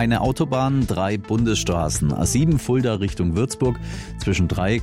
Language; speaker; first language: German; native; German